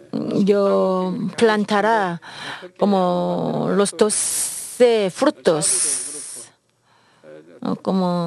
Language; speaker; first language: Spanish; non-native, learner; Korean